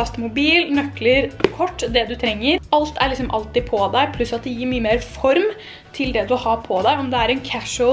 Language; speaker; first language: Norwegian; native; Norwegian